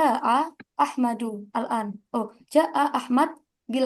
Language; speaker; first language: Arabic; non-native, fluent; Indonesian